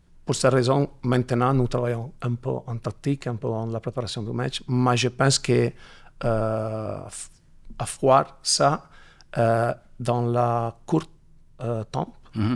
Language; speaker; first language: French; non-native, learner; Italian